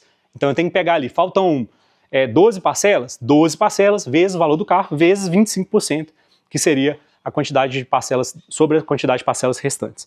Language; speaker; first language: Portuguese; native; Portuguese